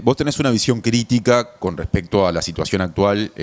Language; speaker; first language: Spanish; native; Spanish